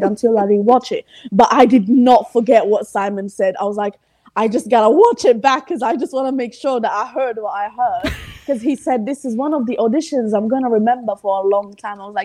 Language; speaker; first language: English; non-native, fluent; Italian